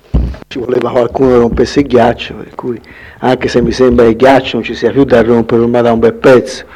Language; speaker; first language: Italian; native; Italian